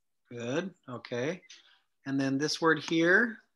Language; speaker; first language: English; native; English